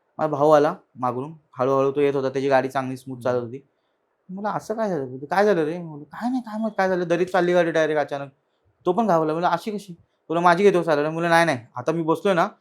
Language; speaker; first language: Marathi; native; Marathi